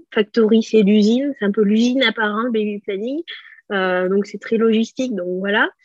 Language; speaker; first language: French; native; French